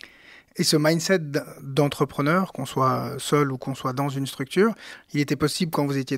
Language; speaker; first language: French; native; French